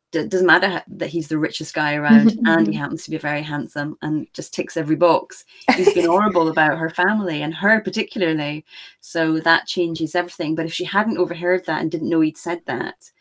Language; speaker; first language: English; native; English